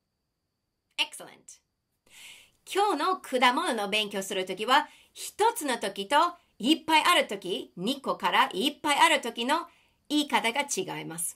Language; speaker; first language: Japanese; non-native, fluent; English